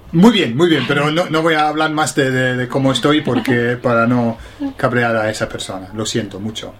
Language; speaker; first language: Spanish; non-native, fluent; English